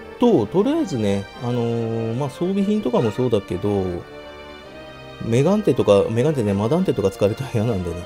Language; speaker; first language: Japanese; native; Japanese